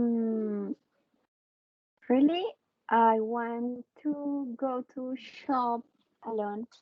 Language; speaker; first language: English; non-native, learner; Spanish